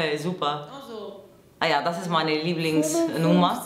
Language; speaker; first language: German; non-native, learner; Italian